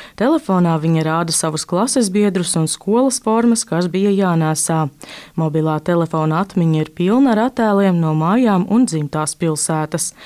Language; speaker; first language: Latvian; native; Latvian